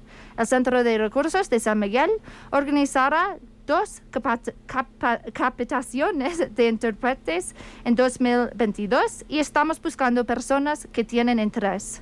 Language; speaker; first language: Spanish; non-native, fluent; English